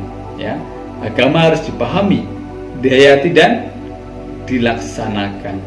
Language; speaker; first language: Indonesian; native; Indonesian